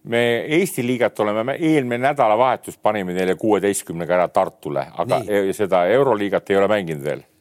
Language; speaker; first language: Estonian; native; Estonian